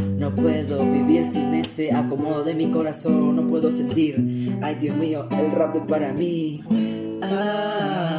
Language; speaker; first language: Spanish; native; Spanish